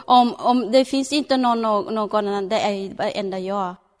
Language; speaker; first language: Swedish; non-native, learner; Thai